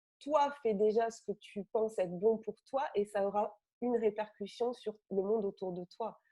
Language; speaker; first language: French; native; French